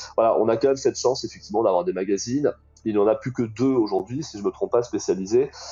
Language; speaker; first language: French; native; French